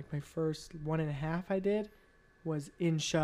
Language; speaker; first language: English; native; English